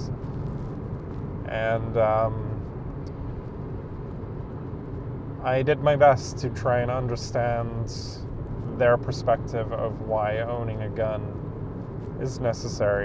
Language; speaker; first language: English; native; English